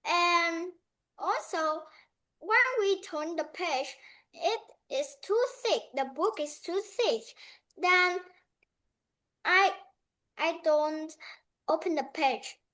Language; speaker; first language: English; non-native, learner; Vietnamese